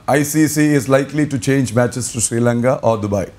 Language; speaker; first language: English; non-native, local second language; Malayalam